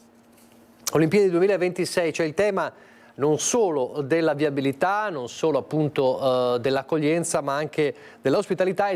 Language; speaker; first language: Italian; native; Italian